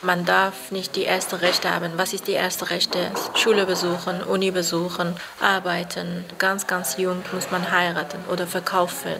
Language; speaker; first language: German; non-native, fluent; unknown